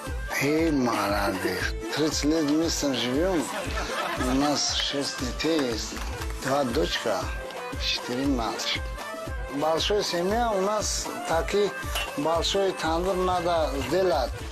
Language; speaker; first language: Russian; non-native, learner; Tajik